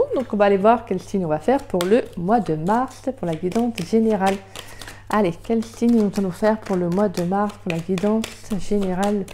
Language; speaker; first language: French; native; French